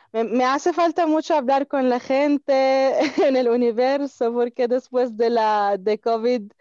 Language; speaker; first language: Spanish; non-native, learner; Arabic